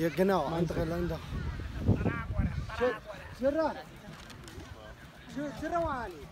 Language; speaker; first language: German; non-native, learner; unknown